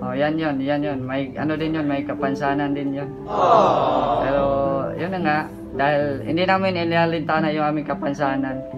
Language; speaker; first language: Filipino; non-native, local second language; Cebuano